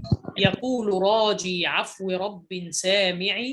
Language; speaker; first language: Arabic; native; Arabic